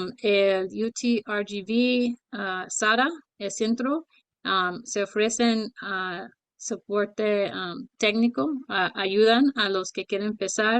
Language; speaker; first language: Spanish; early bilingual, heritage; Spanish